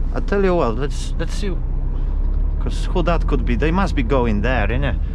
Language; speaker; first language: English; non-native, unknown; Polish